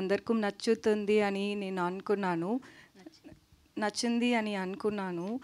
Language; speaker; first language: Telugu; non-native, learner; Tamil